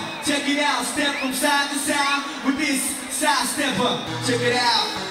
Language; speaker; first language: English; native; English